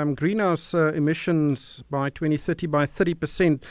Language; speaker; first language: English; non-native, local second language; Afrikaans